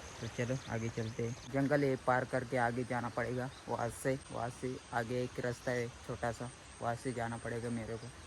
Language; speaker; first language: Hindi; non-native, local second language; Marathi